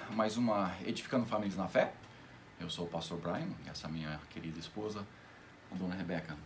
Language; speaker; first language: Portuguese; non-native, fluent; English